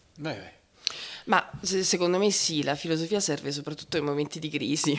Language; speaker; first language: Italian; native; Italian